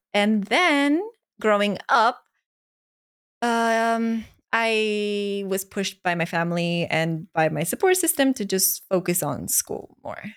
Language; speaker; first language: English; non-native, fluent; Romanian